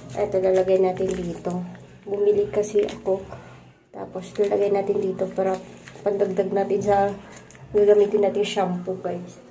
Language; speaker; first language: Filipino; non-native, local second language; Bikol